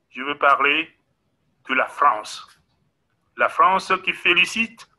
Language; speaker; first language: French; non-native, local second language; Ewe